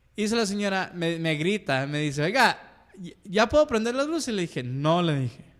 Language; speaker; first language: Spanish; early bilingual, heritage; Spanish